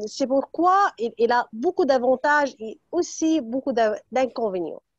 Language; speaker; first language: French; non-native, fluent; Arabic